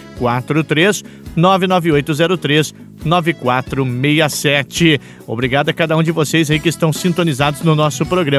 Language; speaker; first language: Portuguese; native; Portuguese